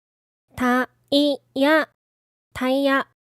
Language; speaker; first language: Japanese; native; Japanese